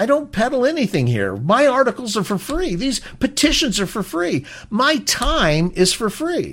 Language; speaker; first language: English; native; English